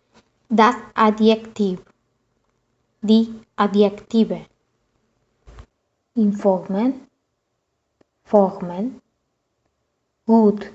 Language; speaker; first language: German; non-native, fluent; Spanish